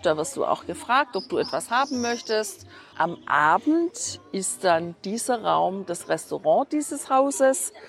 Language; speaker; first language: German; native; German